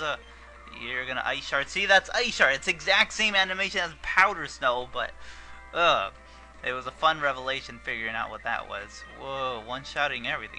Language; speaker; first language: English; native; English